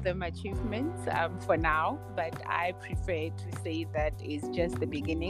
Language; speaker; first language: English; non-native, local second language; Tswana